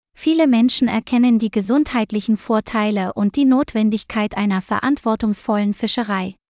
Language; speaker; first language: German; non-native, learner; Vietnamese